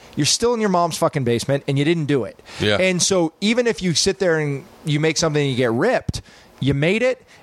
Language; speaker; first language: English; native; English